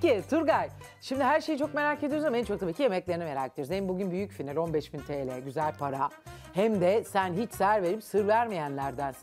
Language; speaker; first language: Turkish; native; Turkish